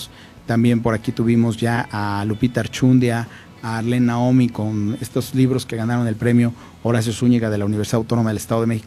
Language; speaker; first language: Spanish; native; Spanish